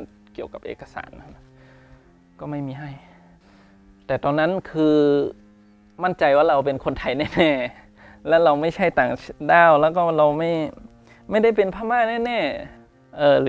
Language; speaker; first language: Thai; early bilingual, other home language; Shan